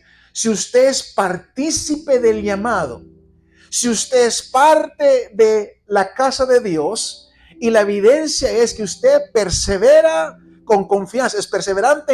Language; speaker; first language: Spanish; native; Spanish